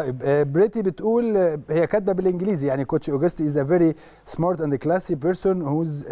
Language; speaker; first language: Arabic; native; Arabic